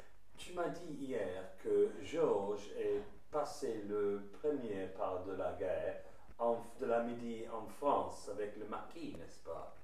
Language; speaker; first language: French; non-native, learner; English